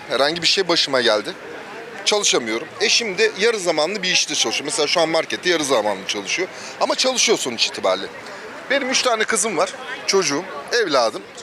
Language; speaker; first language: Turkish; native; Turkish